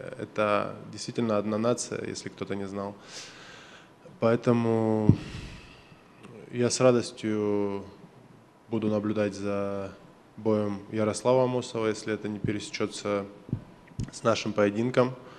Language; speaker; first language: Russian; native; Russian